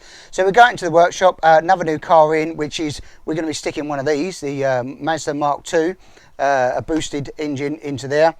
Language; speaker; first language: English; native; English